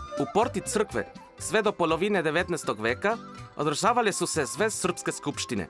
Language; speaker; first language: Serbian; non-native, fluent; Spanish